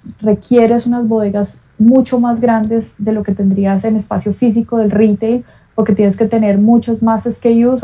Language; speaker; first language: Spanish; native; Spanish